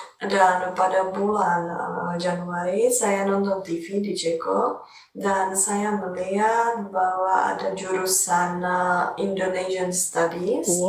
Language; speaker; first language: Indonesian; non-native, fluent; Czech